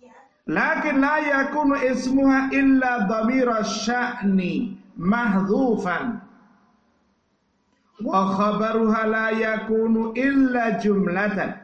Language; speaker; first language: Arabic; non-native, fluent; Indonesian